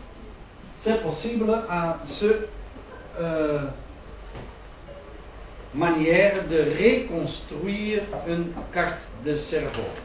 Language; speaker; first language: French; non-native, learner; Dutch